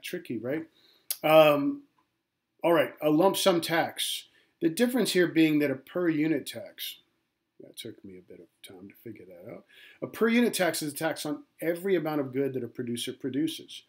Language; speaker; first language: English; native; English